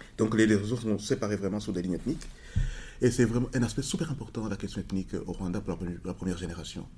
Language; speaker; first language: French; non-native, local second language; Kinyarwanda